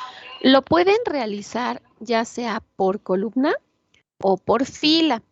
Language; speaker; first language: Spanish; native; Spanish